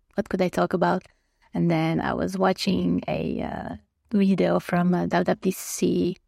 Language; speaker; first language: English; non-native, fluent; Croatian